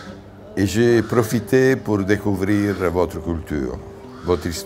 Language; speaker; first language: French; non-native, fluent; Italian